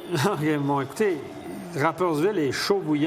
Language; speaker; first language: French; native; French